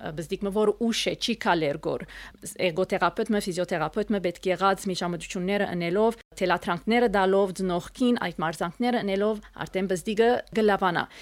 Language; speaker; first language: Armenian; early bilingual, heritage; Armenian